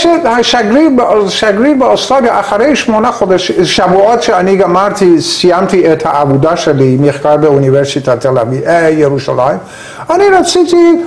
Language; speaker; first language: Hebrew; non-native, learner; Persian